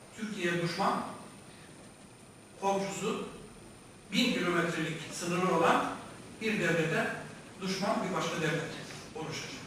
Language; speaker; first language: Turkish; native; Turkish